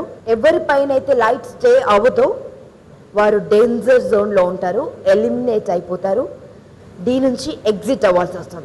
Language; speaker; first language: Telugu; native; Telugu